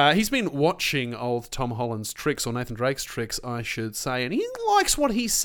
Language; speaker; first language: English; native; English